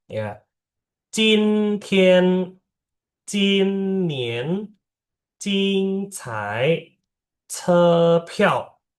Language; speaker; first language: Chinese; non-native, fluent; Indonesian